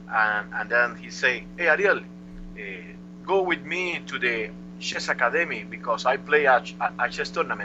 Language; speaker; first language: English; non-native, learner; Spanish